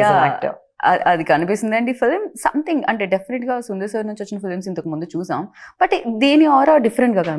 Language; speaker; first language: Telugu; native; Telugu